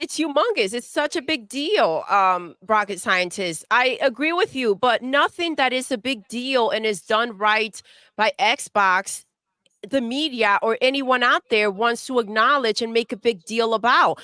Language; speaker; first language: English; native; English